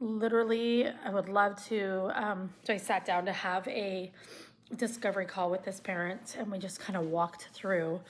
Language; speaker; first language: English; native; English